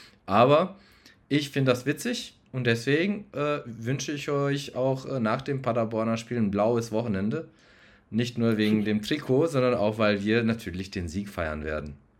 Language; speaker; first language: German; non-native, fluent; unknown